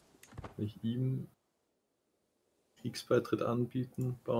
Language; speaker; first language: German; native; German